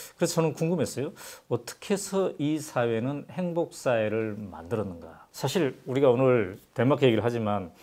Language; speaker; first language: Korean; native; Korean